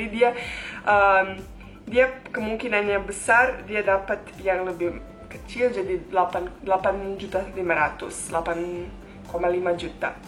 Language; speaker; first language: Indonesian; non-native, fluent; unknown